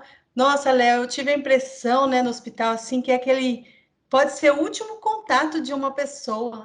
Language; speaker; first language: Portuguese; native; Portuguese